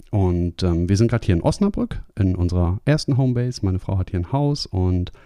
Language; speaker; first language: German; native; German